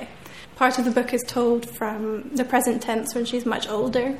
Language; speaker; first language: English; native; English